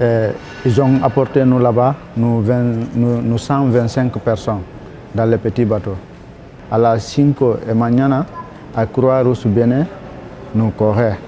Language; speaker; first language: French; non-native, learner; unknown